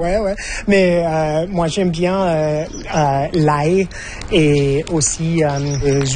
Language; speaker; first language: French; non-native, fluent; English